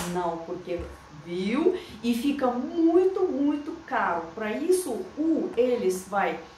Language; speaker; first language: Portuguese; non-native, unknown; Russian